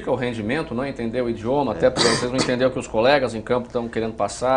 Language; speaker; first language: Portuguese; native; Portuguese